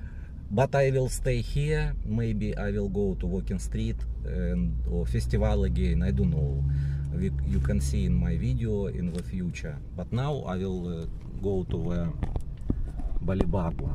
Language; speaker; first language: English; non-native, learner; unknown